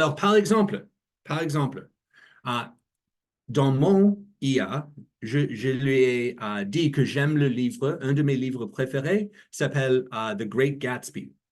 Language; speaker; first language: French; non-native, learner; English